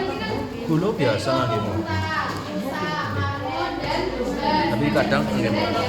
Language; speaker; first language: Indonesian; native; Indonesian